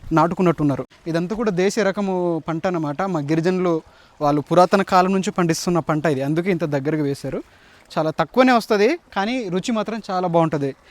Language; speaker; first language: Telugu; non-native, local second language; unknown